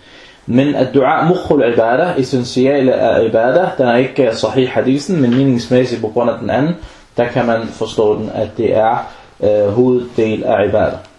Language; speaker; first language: Danish; non-native, fluent; Arabic